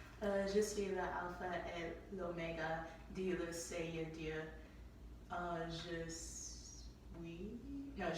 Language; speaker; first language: French; non-native, learner; English